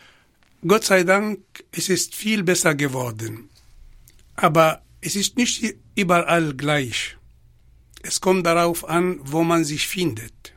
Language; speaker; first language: German; non-native, fluent; Arabic